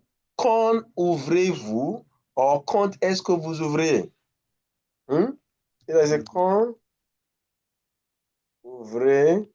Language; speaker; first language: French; non-native, fluent; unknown